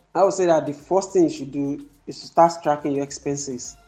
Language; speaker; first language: English; non-native, local second language; Yoruba